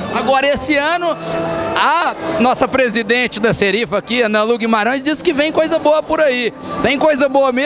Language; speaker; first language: Portuguese; native; Portuguese